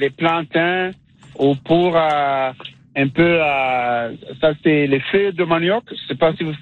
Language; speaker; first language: French; non-native, local second language; Kinyarwanda